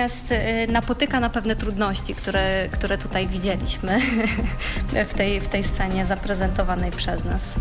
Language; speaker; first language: Polish; native; Polish